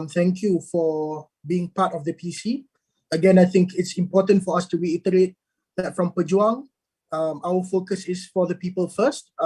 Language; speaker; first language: English; non-native, local second language; Malay